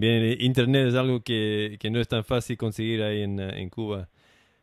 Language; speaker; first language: Spanish; non-native, learner; English